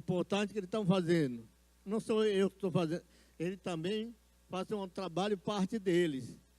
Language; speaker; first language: Portuguese; non-native, local second language; Yanomámi